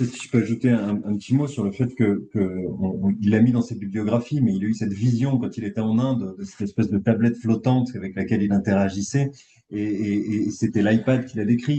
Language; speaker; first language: French; native; French